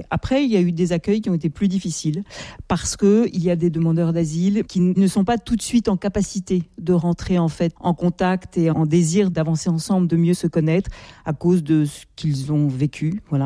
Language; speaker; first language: French; native; French